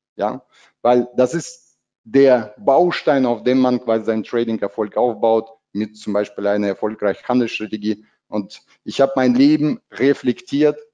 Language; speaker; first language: German; non-native, fluent; Russian